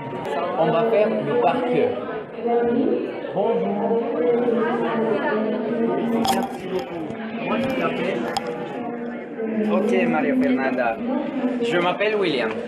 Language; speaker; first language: French; non-native, learner; Spanish